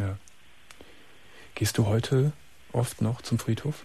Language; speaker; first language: German; native; German